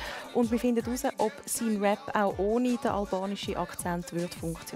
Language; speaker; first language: German; native; German